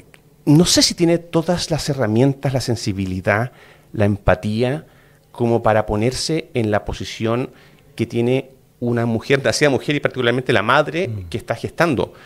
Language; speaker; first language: Spanish; native; Spanish